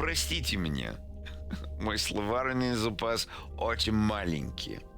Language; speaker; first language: Russian; non-native, learner; English